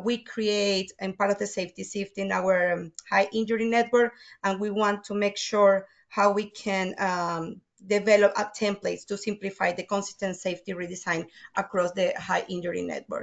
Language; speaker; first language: English; non-native, fluent; Spanish